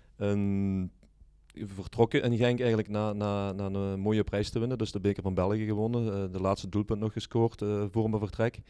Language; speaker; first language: Dutch; native; Dutch